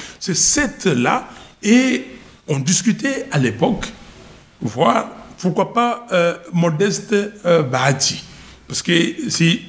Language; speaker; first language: French; non-native, local second language; Lingala